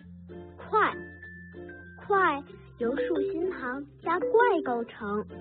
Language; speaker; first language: Chinese; native; Chinese